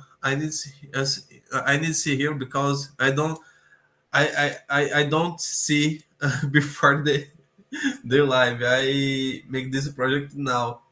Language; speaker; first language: English; non-native, learner; Portuguese